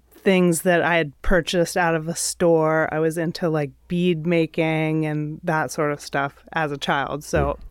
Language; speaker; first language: English; native; English